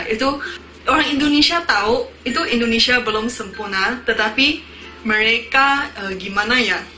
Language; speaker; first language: Indonesian; non-native, fluent; Min Nan Chinese